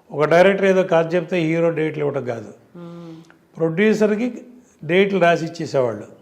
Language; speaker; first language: Telugu; native; Telugu